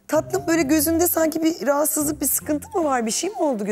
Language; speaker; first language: Turkish; native; Turkish